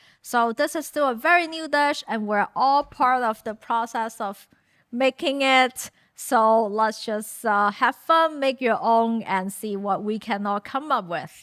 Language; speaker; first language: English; non-native, fluent; Chinese